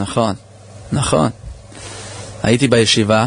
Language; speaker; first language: Hebrew; early bilingual, heritage; English